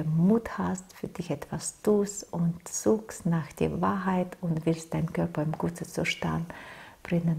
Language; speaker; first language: German; non-native, fluent; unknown